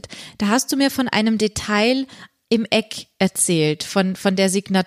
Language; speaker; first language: German; native; German